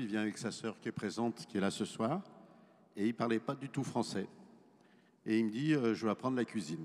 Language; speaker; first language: French; native; French